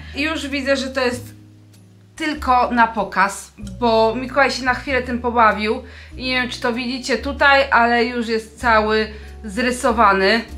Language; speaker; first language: Polish; native; Polish